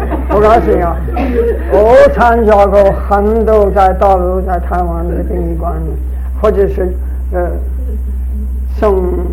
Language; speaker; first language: Chinese; early bilingual, heritage; Chinese